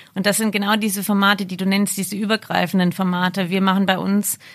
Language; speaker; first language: German; native; German